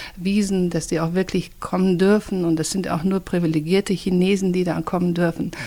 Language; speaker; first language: German; native; German